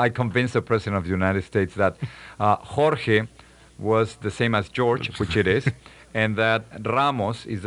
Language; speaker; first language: English; non-native, fluent; Spanish